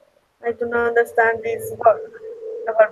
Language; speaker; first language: English; non-native, learner; Spanish